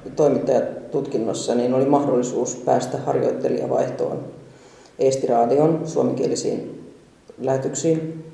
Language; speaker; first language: Finnish; native; Finnish